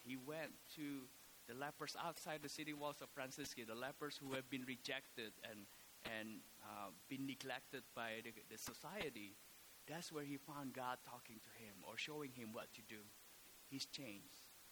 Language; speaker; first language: English; non-native, fluent; Indonesian